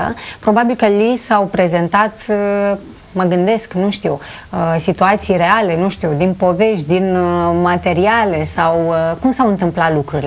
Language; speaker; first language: Romanian; native; Romanian